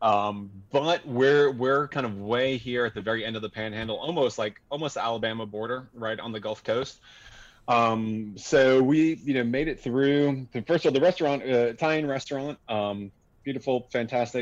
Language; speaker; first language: English; native; English